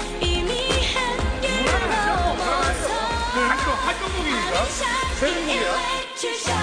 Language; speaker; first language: Korean; native; Korean